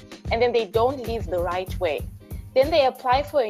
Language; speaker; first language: English; non-native, local second language; Shona